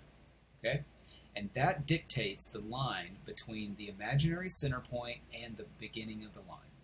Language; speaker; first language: English; native; English